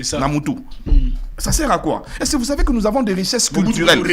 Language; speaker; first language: French; non-native, local second language; Lingala